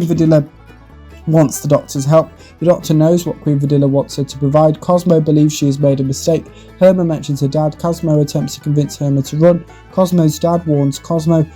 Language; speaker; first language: English; native; English